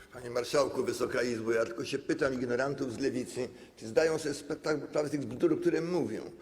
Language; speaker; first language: Polish; native; Polish